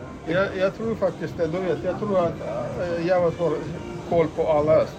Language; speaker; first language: Swedish; non-native, fluent; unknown